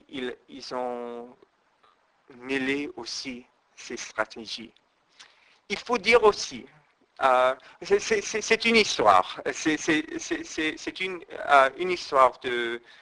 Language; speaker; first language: French; non-native, fluent; English